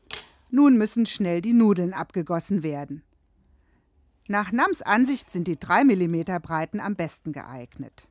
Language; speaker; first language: German; native; German